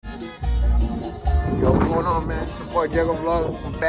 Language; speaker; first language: English; early bilingual, other home language; Spanish